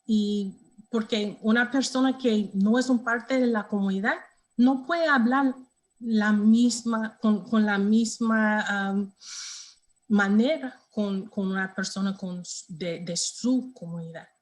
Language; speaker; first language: Spanish; non-native, learner; English